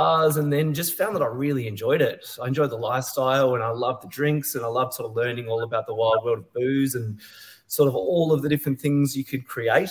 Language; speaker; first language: English; native; English